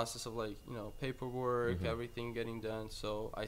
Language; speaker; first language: English; non-native, fluent; Portuguese